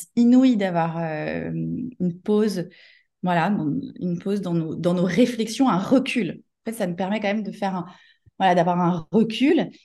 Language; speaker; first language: French; native; French